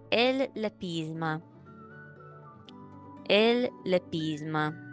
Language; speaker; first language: Spanish; non-native, fluent; English